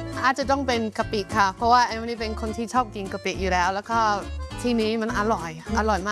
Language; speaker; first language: Thai; non-native, fluent; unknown